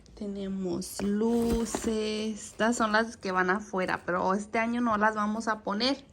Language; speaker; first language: Spanish; early bilingual, heritage; Spanish